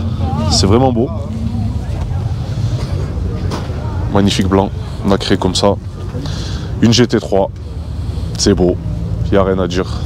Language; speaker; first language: French; native; French